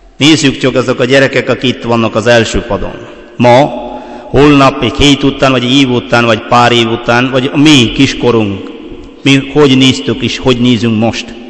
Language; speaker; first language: Hungarian; non-native, fluent; Malayalam